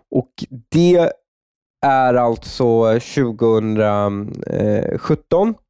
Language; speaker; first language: Swedish; native; Swedish